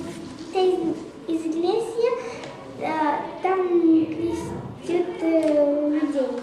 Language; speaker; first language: Russian; early bilingual, heritage; Russian